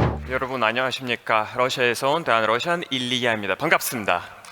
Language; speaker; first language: Korean; non-native, fluent; Russian